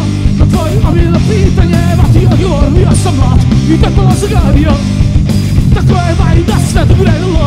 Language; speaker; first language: Croatian; native; Croatian